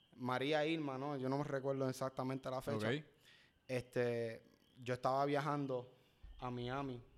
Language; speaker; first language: Spanish; native; Spanish